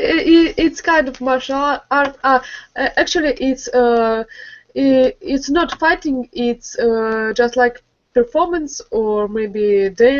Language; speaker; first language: English; non-native, learner; Russian